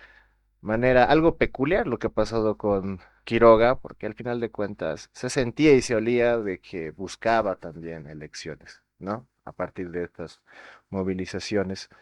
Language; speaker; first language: Spanish; native; Spanish